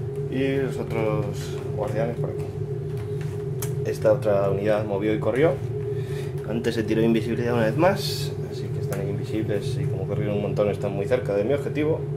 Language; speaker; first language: Spanish; native; Spanish